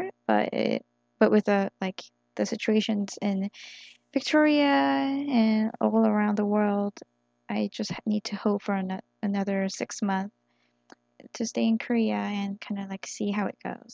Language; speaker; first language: English; non-native, fluent; Korean